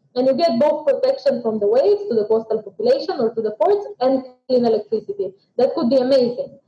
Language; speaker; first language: English; non-native, fluent; Russian